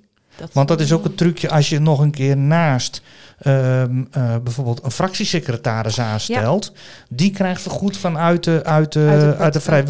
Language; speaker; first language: Dutch; native; Dutch